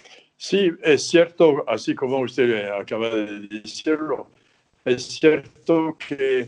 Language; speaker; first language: Spanish; non-native, fluent; French